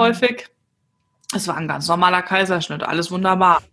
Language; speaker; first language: German; native; German